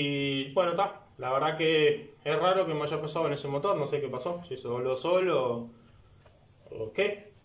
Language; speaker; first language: Spanish; native; Spanish